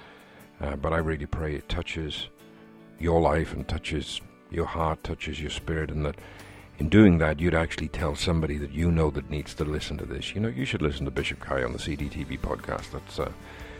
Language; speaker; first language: English; native; English